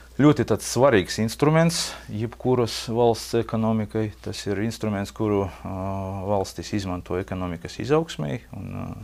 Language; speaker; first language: Latvian; non-native, local second language; Russian